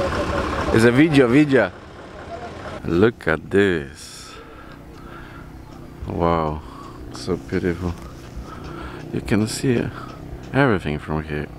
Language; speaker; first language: English; non-native, fluent; Polish